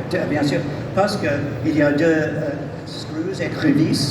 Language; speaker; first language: French; non-native, learner; English